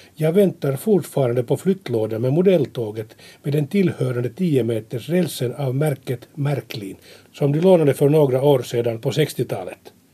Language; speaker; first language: Swedish; native; Swedish